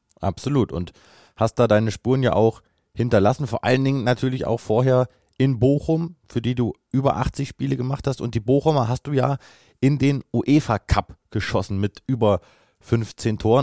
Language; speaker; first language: German; native; German